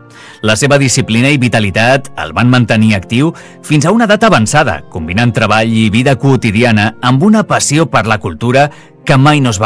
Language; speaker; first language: Catalan; native; Catalan